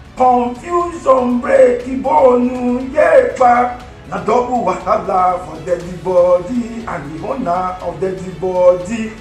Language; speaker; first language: Nigerian Pidgin; non-native, local second language; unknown